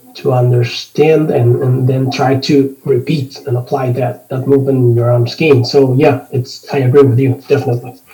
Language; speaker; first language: English; non-native, fluent; Spanish